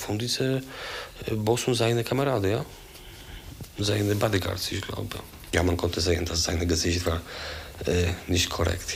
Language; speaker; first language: German; non-native, learner; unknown